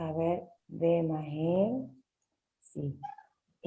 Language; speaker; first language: Spanish; native; Spanish